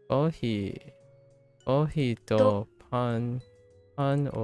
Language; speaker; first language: Japanese; non-native, learner; English